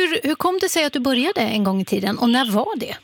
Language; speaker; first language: Swedish; native; Swedish